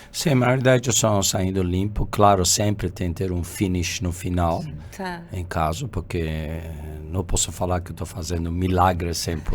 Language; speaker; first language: Portuguese; non-native, fluent; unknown